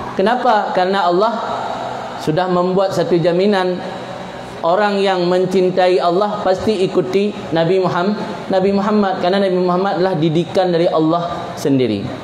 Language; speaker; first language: Malay; non-native, local second language; Achinese